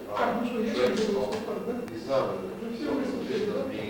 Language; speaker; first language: Russian; native; Russian